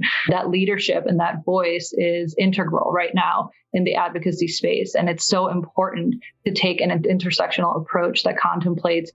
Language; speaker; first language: English; early bilingual, other home language; Persian